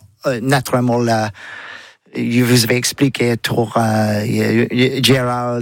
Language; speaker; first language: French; non-native, learner; English